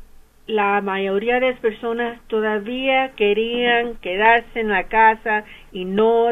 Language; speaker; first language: Spanish; early bilingual, heritage; English